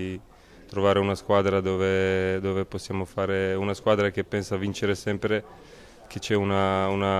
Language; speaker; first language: Italian; non-native, learner; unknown